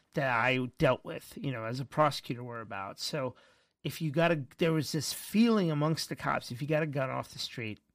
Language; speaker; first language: English; early bilingual, other home language; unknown